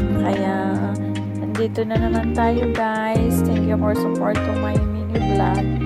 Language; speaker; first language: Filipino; non-native, local second language; Hiligaynon